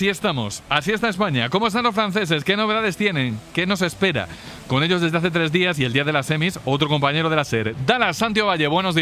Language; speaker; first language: Spanish; native; Spanish